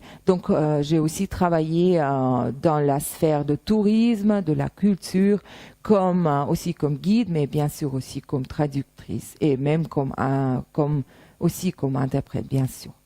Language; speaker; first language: French; non-native, fluent; Russian